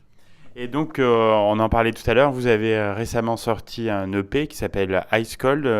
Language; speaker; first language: French; native; French